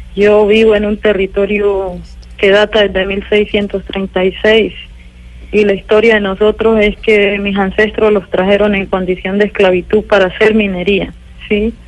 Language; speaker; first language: Spanish; native; Spanish